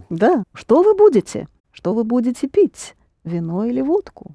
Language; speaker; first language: Russian; non-native, fluent; English